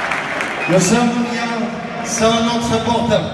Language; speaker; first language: French; non-native, fluent; Arabic